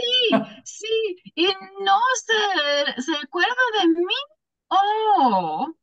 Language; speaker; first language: Spanish; non-native, learner; English